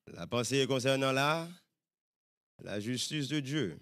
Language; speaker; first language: French; native; French